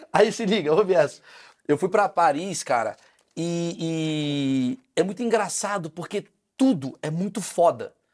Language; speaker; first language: Portuguese; native; Portuguese